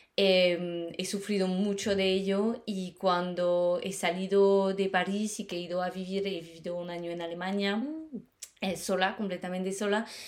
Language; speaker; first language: Spanish; non-native, fluent; French